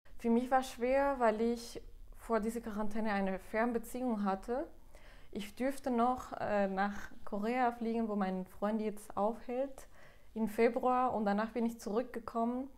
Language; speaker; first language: German; non-native, fluent; Spanish